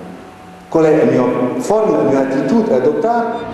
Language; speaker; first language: Portuguese; native; Portuguese